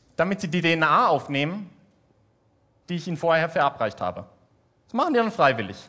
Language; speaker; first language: German; native; German